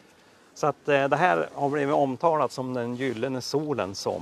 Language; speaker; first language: Swedish; native; Swedish